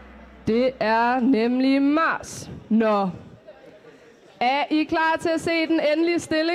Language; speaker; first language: Danish; native; Danish